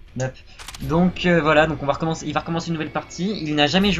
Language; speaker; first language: French; native; French